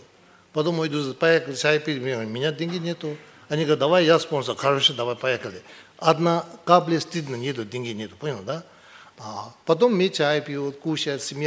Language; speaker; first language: Russian; non-native, learner; Tibetan